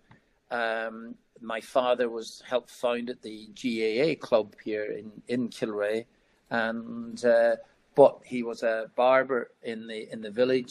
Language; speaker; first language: English; native; English